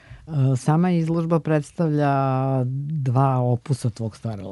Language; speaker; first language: Serbian; native; Serbian